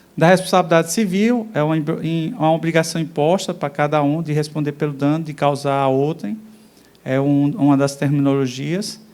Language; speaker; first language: Portuguese; native; Portuguese